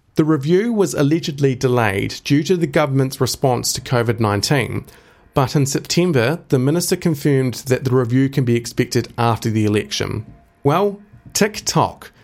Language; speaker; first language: English; native; English